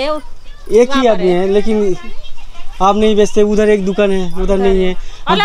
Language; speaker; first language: Hindi; non-native, local second language; Bangla